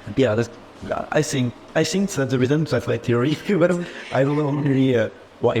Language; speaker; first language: English; non-native, fluent; French